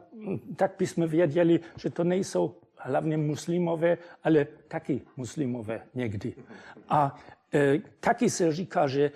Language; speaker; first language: Czech; non-native, fluent; German